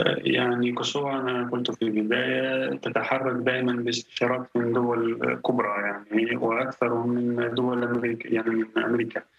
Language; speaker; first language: Arabic; non-native, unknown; Albanian